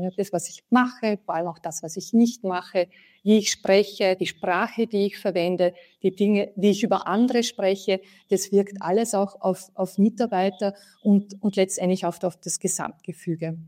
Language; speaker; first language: German; native; German